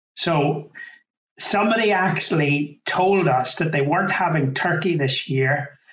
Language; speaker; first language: English; native; English